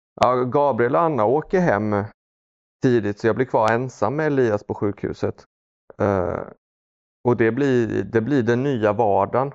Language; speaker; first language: Swedish; early bilingual, other home language; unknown